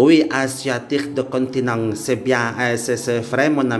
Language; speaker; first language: French; non-native, learner; Indonesian